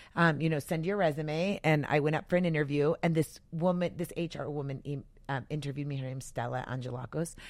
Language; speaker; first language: English; native; English